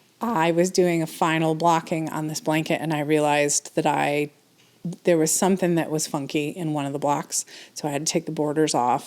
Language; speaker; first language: English; native; English